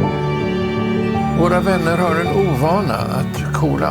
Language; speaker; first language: Swedish; native; Swedish